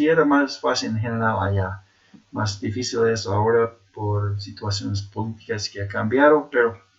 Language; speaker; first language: Spanish; non-native, fluent; English